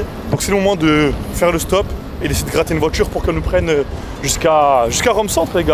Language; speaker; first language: French; native; French